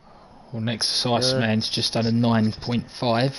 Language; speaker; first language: English; native; English